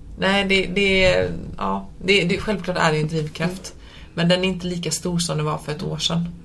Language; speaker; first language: Swedish; early bilingual, other home language; Polish